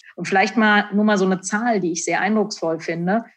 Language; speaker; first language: German; native; German